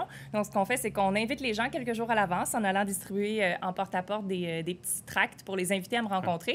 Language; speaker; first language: French; native; French